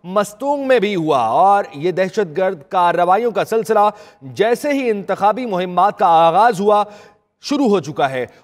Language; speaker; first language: Urdu; native; Urdu